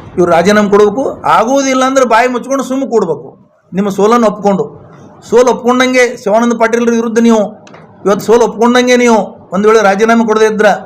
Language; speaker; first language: Kannada; native; Kannada